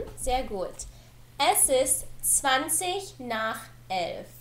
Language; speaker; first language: German; non-native, learner; English